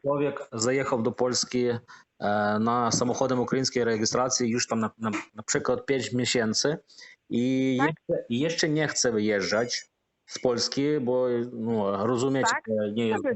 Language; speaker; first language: Polish; non-native, learner; Ukrainian